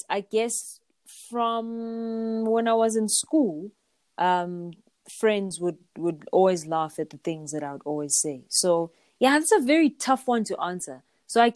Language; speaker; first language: English; non-native, local second language; Zulu